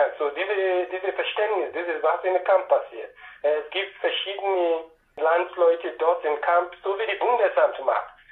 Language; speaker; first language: German; non-native, learner; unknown